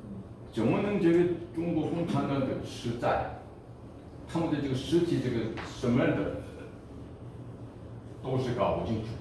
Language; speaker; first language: Chinese; non-native, fluent; Korean